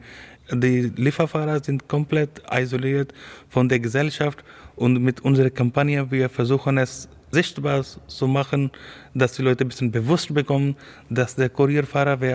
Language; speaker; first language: German; non-native, fluent; Urdu